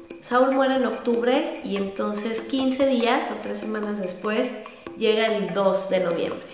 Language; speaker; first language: Spanish; native; Spanish